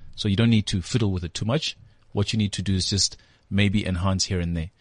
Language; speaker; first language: English; non-native, local second language; Zulu